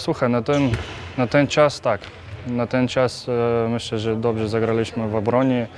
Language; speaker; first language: Polish; non-native, fluent; Russian